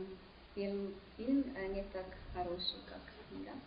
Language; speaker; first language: Russian; non-native, learner; English